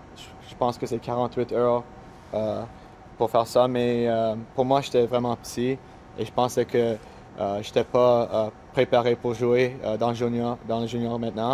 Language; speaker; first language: French; non-native, local second language; English